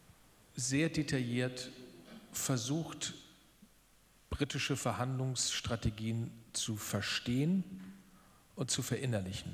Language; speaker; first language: German; native; German